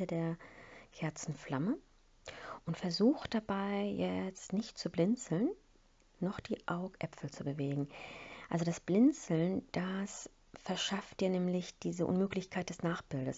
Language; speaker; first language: German; native; German